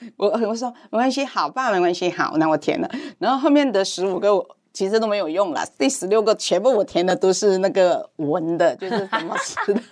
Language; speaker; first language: Chinese; non-native, fluent; Cantonese